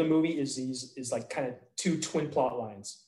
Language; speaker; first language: English; native; English